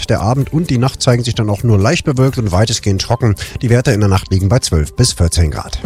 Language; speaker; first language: German; native; German